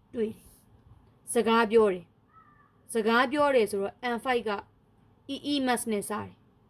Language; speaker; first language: Burmese; native; Burmese